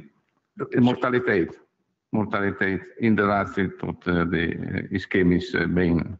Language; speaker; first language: Dutch; non-native, fluent; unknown